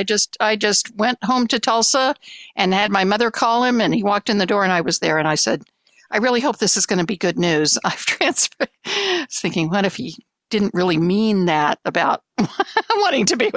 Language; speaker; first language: English; native; English